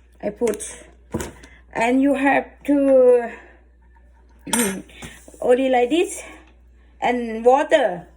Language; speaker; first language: English; non-native, learner; Thai